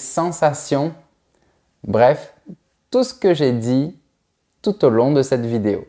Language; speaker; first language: French; native; French